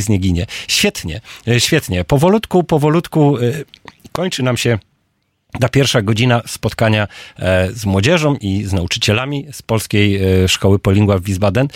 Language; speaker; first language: Polish; native; Polish